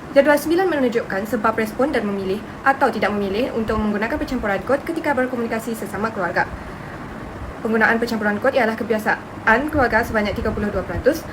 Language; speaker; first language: Malay; native; Malay